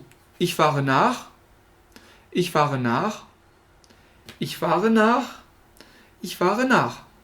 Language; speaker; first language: German; non-native, fluent; French